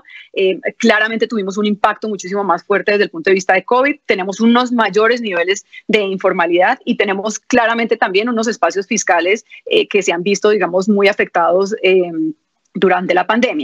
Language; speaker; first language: Spanish; native; Spanish